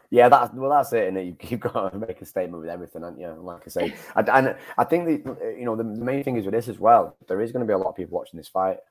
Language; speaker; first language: English; native; English